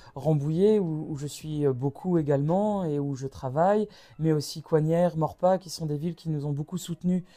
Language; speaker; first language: French; native; French